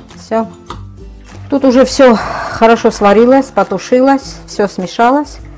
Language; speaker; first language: Russian; non-native, local second language; Georgian